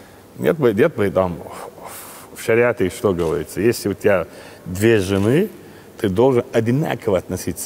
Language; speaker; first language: Russian; non-native, local second language; Chechen